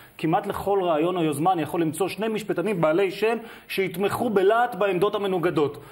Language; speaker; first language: Hebrew; native; Hebrew